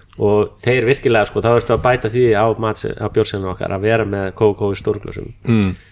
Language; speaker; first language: Icelandic; non-native, fluent; English